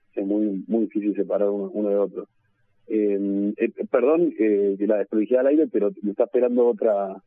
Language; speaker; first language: Spanish; native; Spanish